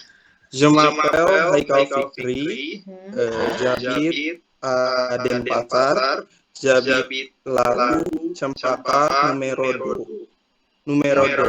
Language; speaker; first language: French; non-native, learner; Indonesian